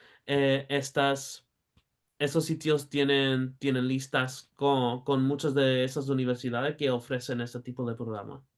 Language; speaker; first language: Spanish; early bilingual, heritage; Spanish